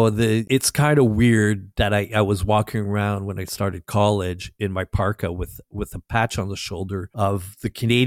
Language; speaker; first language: English; non-native, fluent; French